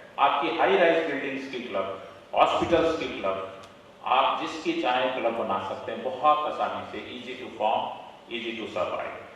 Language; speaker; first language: Hindi; native; Hindi